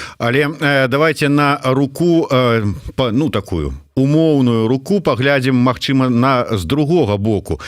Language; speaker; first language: Belarusian; native; Belarusian